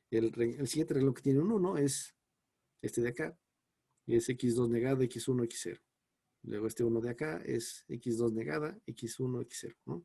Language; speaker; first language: Spanish; native; Spanish